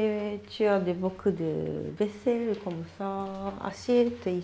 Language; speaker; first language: French; non-native, learner; Japanese